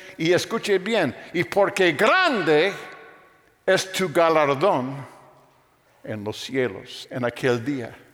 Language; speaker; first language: Spanish; non-native, fluent; English